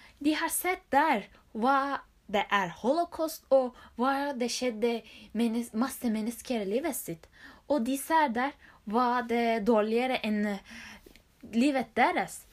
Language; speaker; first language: Norwegian; non-native, learner; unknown